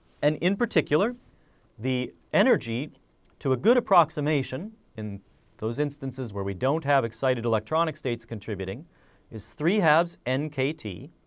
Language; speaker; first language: English; native; English